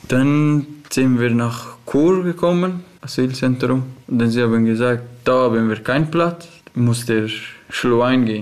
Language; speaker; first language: German; non-native, learner; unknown